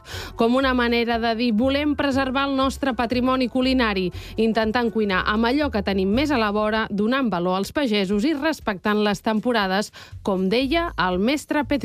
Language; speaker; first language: Catalan; native; Catalan